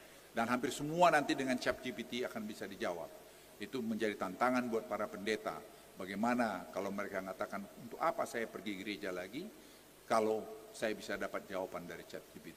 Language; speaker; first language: Indonesian; native; Indonesian